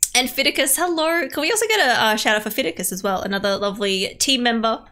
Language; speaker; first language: English; native; English